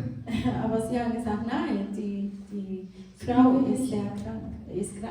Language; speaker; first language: German; non-native, fluent; Portuguese